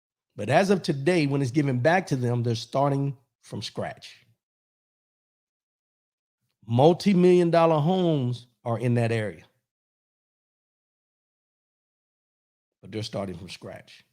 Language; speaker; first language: English; native; English